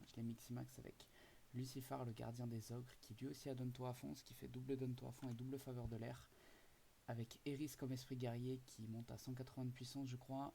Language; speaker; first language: French; native; French